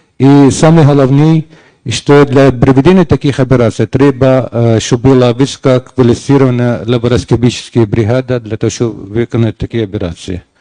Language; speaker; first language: Ukrainian; non-native, learner; Arabic